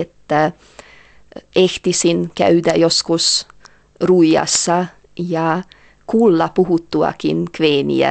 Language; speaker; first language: Finnish; non-native, fluent; Hungarian